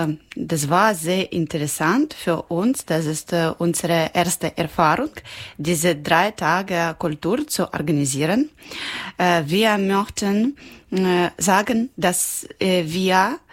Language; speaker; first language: German; non-native, learner; Ukrainian